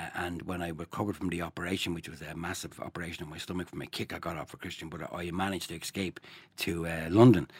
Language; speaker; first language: English; native; English